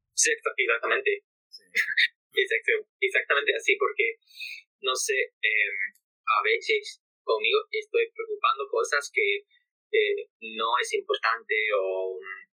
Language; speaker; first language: Spanish; non-native, learner; English